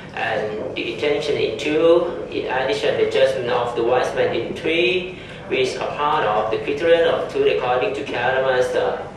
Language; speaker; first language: English; non-native, learner; Thai